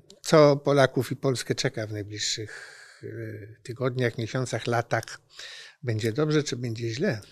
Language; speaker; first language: Polish; native; Polish